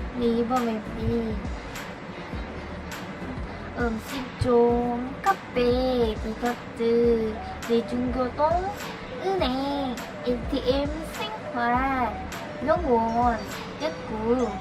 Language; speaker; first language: Korean; non-native, learner; Indonesian